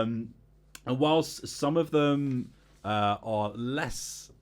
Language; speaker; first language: English; native; English